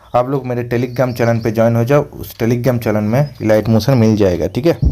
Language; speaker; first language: Hindi; non-native, local second language; Bangla